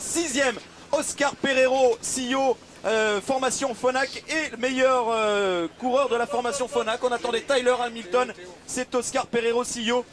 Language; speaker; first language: French; native; French